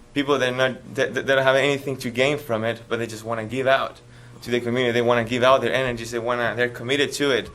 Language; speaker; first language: English; non-native, fluent; Spanish